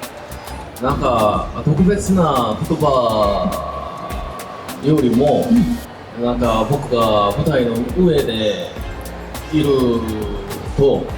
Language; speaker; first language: Japanese; non-native, learner; Korean